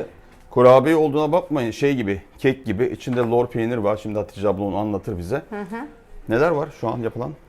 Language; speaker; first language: Turkish; native; Turkish